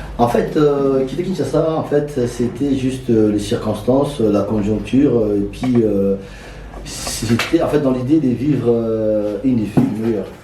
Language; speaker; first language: French; non-native, local second language; Lingala